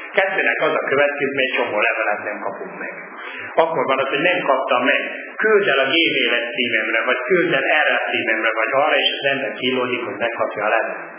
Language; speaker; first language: Hungarian; native; Hungarian